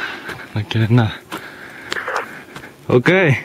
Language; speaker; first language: Spanish; early bilingual, heritage; Spanish